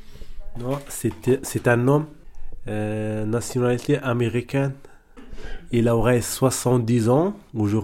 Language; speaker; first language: French; non-native, learner; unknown